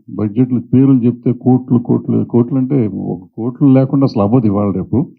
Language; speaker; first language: Telugu; native; Telugu